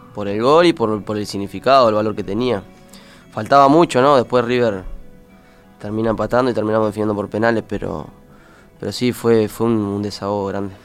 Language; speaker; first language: Spanish; native; Spanish